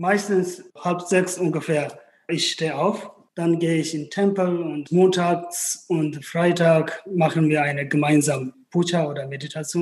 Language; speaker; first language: German; non-native, learner; Tibetan